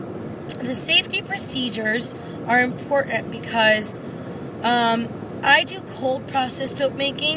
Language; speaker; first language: English; native; English